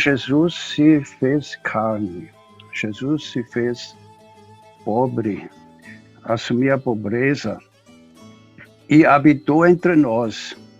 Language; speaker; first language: Portuguese; non-native, fluent; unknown